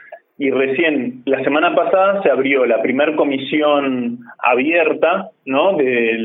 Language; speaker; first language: Spanish; native; Spanish